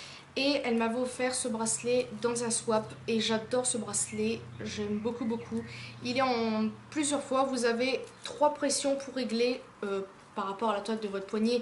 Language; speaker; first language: French; native; French